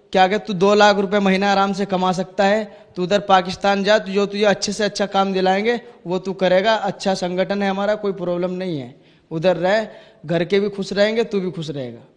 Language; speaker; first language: Hindi; native; Hindi